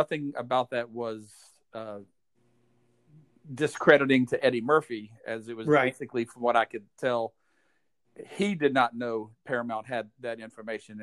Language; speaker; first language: English; native; English